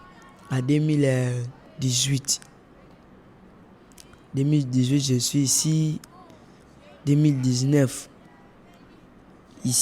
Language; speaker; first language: French; non-native, local second language; Lingala